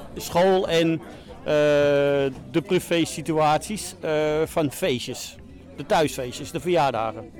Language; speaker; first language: Dutch; native; Dutch